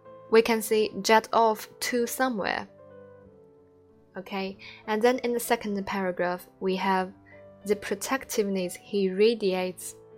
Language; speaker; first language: English; non-native, fluent; Chinese